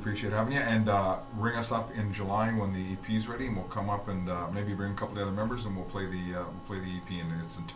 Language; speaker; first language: English; native; English